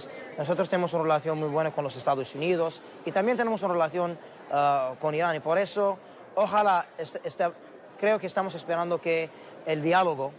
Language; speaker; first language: Spanish; non-native, learner; Arabic